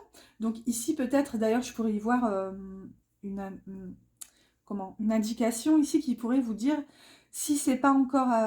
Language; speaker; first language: French; native; French